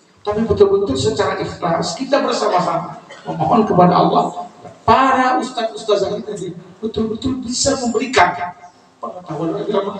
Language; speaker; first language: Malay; non-native, local second language; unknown